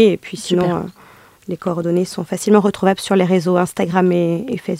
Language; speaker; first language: French; native; French